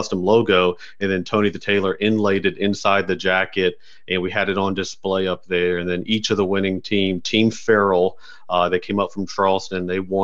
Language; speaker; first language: English; native; English